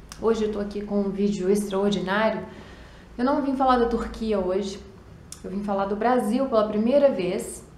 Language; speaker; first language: Portuguese; native; Portuguese